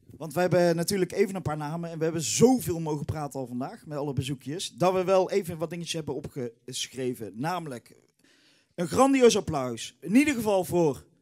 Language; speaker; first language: Dutch; native; Dutch